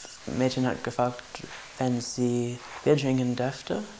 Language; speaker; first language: German; non-native, learner; English